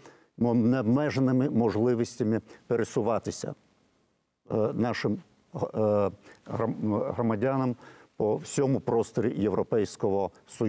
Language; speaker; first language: Ukrainian; non-native, fluent; Lithuanian